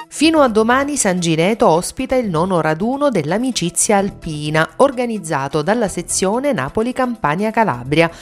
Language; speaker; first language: Italian; native; Italian